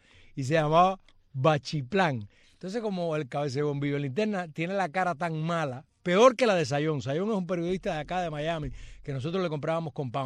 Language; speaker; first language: Spanish; native; Spanish